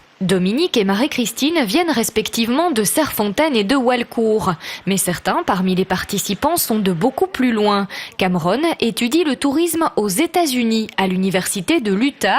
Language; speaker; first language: French; native; French